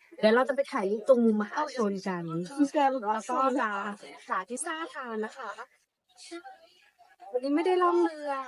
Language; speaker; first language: Thai; native; Thai